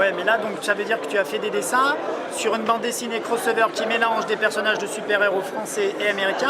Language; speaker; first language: French; native; French